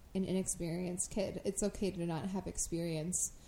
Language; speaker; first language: English; native; English